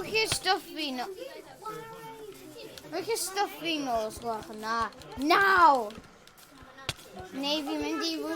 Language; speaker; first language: Welsh; non-native, local second language; English